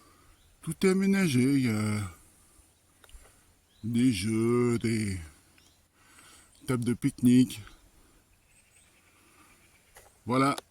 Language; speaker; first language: French; native; French